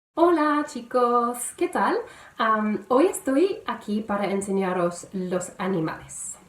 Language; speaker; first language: Spanish; non-native, fluent; English